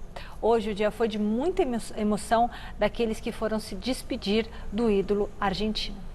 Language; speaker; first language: Portuguese; native; Portuguese